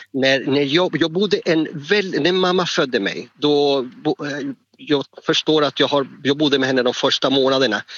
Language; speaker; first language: Swedish; non-native, fluent; Spanish